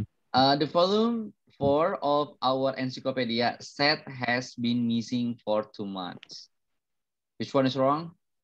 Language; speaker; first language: English; non-native, fluent; Indonesian